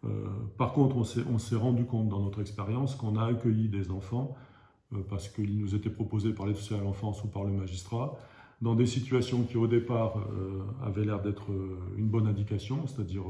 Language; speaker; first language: French; native; French